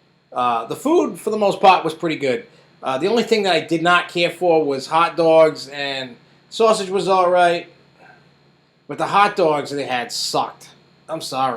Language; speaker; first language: English; native; English